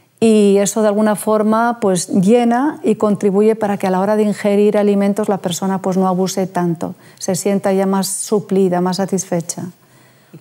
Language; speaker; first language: Spanish; native; Spanish